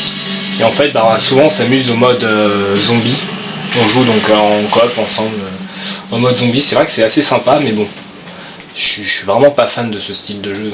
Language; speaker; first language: French; native; French